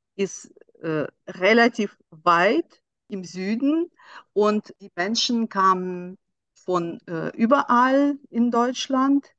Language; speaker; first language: German; non-native, fluent; Russian